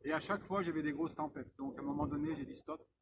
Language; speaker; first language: French; native; French